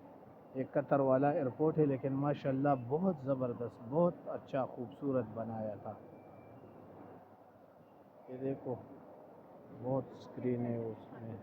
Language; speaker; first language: Hindi; non-native, local second language; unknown